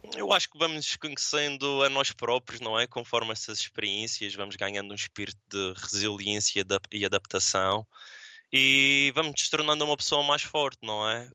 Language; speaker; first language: Portuguese; native; Portuguese